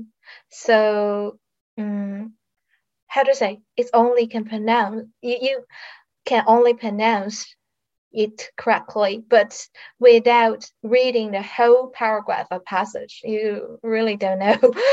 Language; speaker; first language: English; non-native, fluent; Chinese